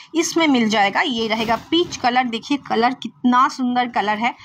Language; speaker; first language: Hindi; non-native, local second language; Bangla